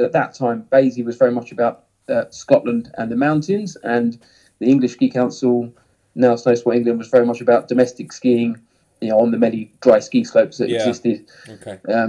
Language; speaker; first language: English; native; English